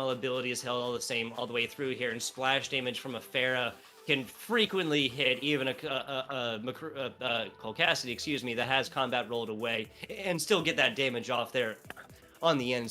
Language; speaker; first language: English; native; English